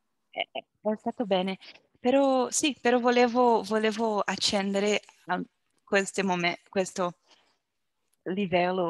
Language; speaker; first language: Italian; non-native, learner; Portuguese